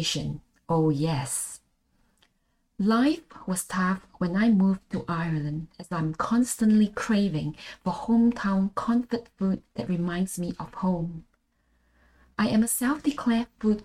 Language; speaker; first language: English; non-native, local second language; Malay